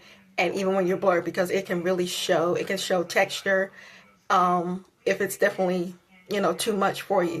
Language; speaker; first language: English; native; English